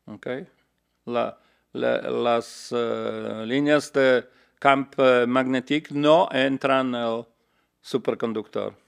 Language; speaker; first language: Catalan; non-native, learner; Polish